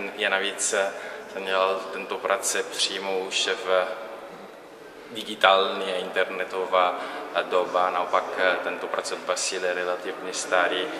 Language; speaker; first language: Czech; non-native, learner; Italian